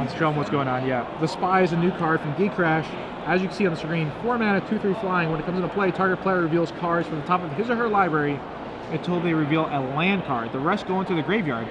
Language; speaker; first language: English; native; English